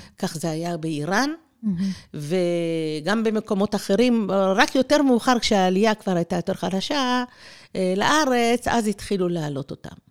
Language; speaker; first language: Hebrew; early bilingual, other home language; Persian